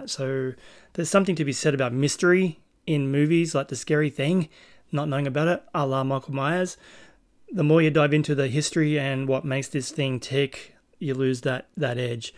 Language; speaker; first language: English; native; English